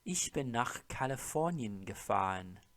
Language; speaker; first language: German; non-native, fluent; English